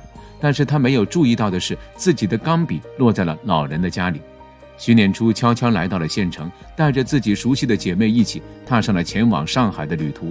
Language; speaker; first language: Chinese; native; Chinese